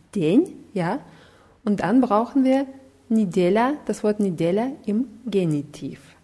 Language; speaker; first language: German; non-native, fluent; Russian